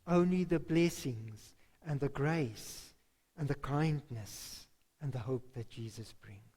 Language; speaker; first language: English; non-native, local second language; Afrikaans